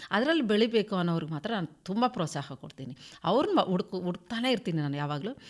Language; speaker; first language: Kannada; non-native, local second language; Telugu